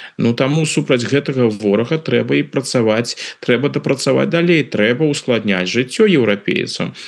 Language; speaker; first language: Belarusian; native; Belarusian